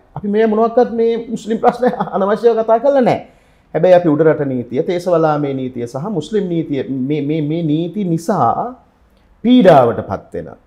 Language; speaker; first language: Sinhala; native; Sinhala